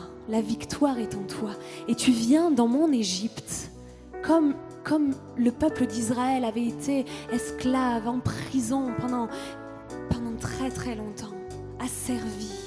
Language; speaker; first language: French; native; French